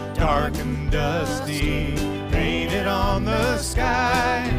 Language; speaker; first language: English; native; English